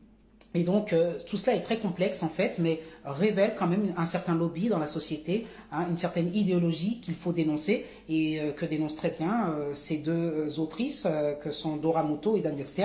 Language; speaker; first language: French; native; French